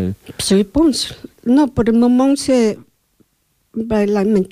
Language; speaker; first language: French; non-native, learner; Spanish